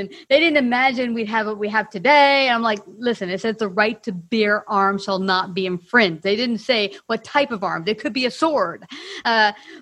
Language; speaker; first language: English; native; English